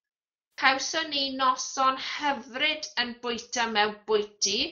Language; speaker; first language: Welsh; non-native, fluent; English